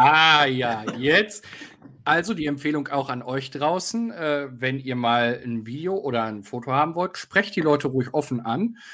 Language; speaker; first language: German; native; German